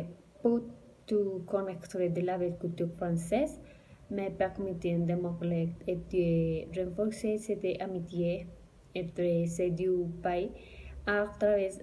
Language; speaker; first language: French; non-native, learner; Spanish